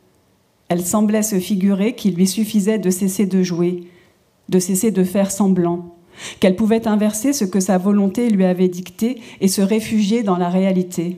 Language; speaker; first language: French; native; French